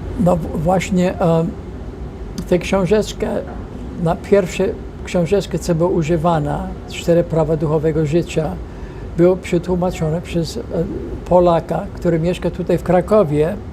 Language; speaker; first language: Polish; non-native, fluent; English